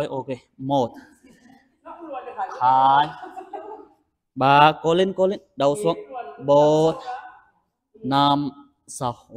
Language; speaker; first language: Vietnamese; non-native, learner; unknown